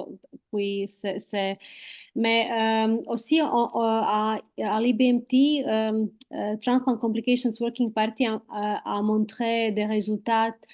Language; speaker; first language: French; non-native, fluent; Croatian